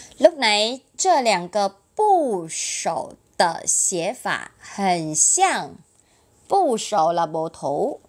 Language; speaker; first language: Chinese; non-native, learner; Vietnamese